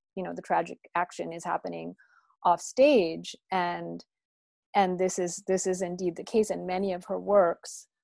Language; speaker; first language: English; native; English